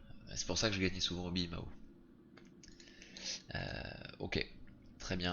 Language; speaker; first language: French; native; French